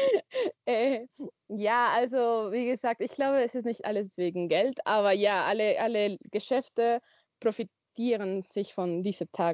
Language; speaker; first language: German; non-native, learner; Spanish